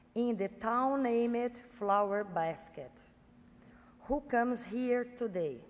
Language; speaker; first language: English; non-native, fluent; Portuguese